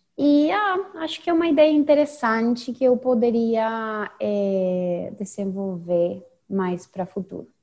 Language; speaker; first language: Portuguese; non-native, fluent; Spanish